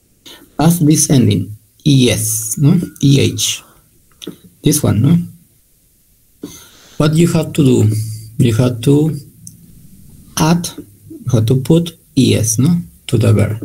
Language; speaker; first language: English; non-native, learner; Spanish